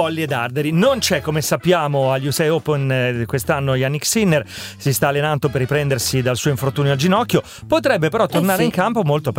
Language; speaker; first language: Italian; native; Italian